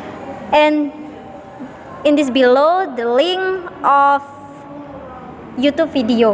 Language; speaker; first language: English; non-native, learner; Indonesian